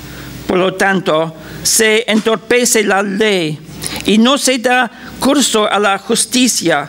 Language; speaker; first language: Spanish; non-native, fluent; English